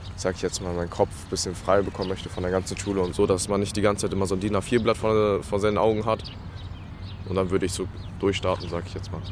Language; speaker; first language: German; early bilingual, other home language; Vietnamese